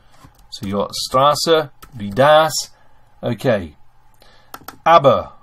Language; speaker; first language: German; non-native, fluent; English